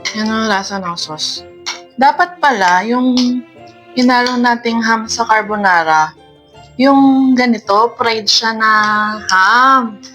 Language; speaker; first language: Filipino; native; Filipino